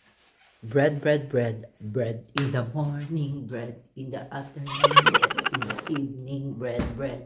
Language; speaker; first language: English; non-native, learner; Filipino